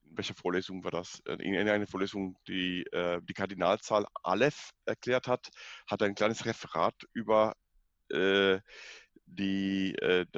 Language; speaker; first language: German; non-native, fluent; Spanish